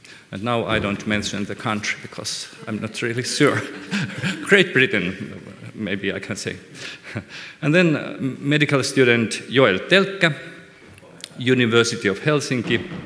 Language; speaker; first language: English; non-native, fluent; Finnish